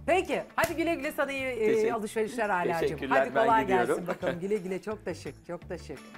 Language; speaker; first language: Turkish; native; Turkish